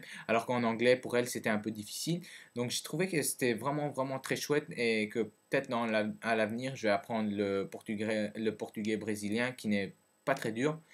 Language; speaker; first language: French; early bilingual, other home language; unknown